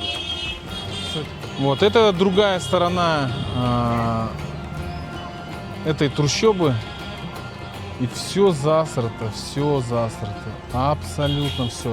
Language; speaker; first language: Russian; native; Russian